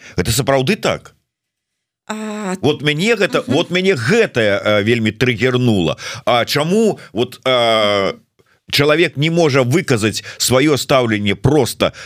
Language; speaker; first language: Belarusian; native; Belarusian